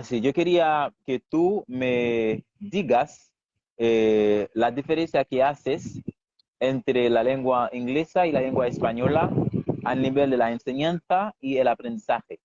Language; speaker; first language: Spanish; non-native, fluent; Haitian Creole